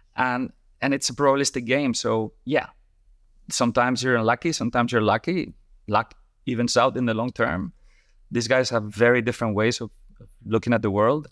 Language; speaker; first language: English; non-native, fluent; Spanish